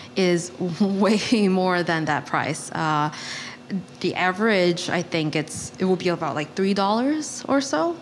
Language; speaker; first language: English; non-native, local second language; Chinese